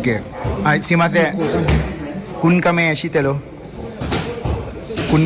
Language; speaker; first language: Japanese; non-native, learner; Thai